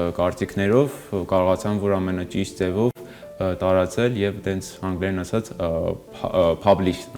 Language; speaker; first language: Armenian; early bilingual, heritage; Armenian